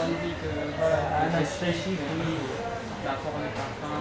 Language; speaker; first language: French; non-native, fluent; Arabic